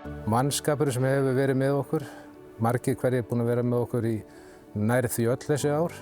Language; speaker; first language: Icelandic; native; Icelandic